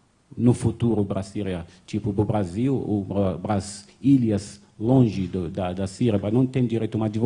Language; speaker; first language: Portuguese; non-native, fluent; Arabic